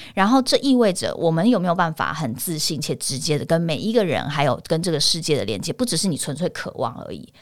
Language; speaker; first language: Chinese; native; Chinese